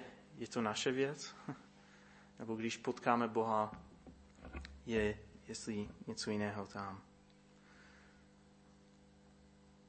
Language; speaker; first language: Czech; non-native, fluent; English